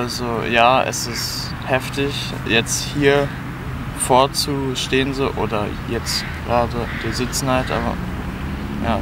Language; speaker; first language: German; native; German